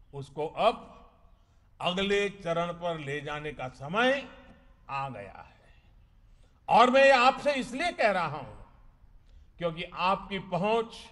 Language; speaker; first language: Hindi; native; Hindi